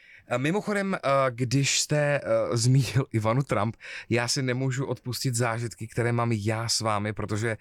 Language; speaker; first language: Czech; native; Czech